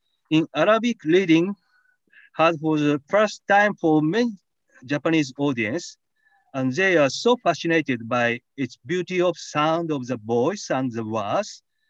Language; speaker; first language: English; non-native, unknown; Japanese